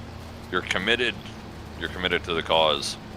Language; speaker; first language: English; native; English